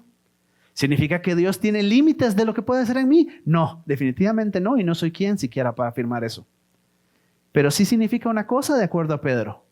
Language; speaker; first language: Spanish; native; Spanish